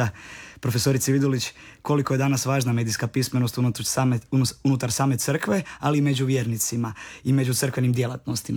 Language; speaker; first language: Serbian; native; Serbian